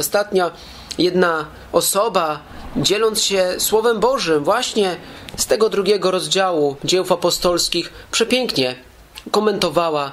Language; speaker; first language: Polish; native; Polish